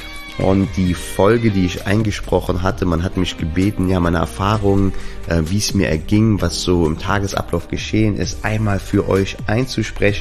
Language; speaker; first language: German; native; German